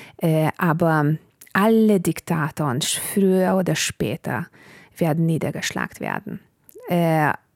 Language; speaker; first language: German; non-native, fluent; Bulgarian